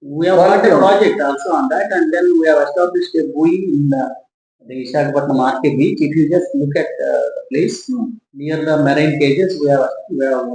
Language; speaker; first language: English; non-native, local second language; Telugu